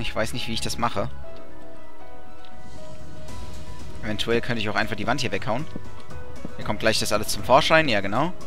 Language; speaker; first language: German; native; German